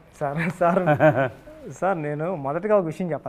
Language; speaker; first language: Telugu; native; Telugu